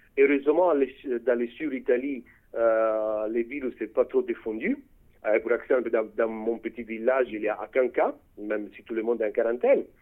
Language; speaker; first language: French; non-native, fluent; Italian